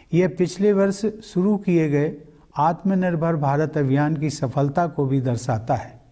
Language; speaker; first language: Hindi; native; Hindi